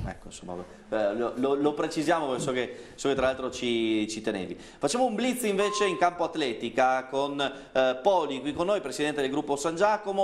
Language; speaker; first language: Italian; native; Italian